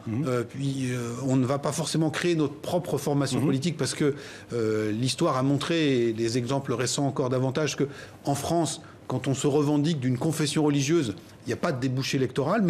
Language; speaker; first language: French; native; French